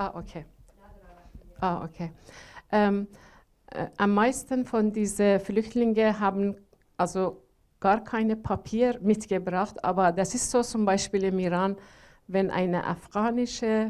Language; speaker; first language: German; non-native, learner; Persian